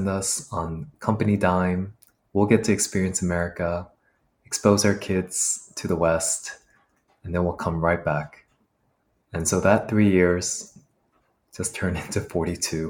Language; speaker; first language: English; native; English